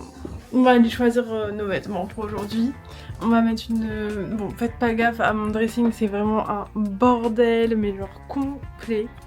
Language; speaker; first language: French; native; French